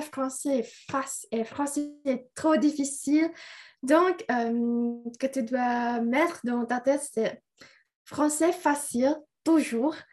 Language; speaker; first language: French; non-native, learner; Indonesian